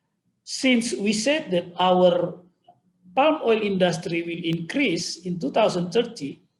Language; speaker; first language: English; non-native, fluent; Indonesian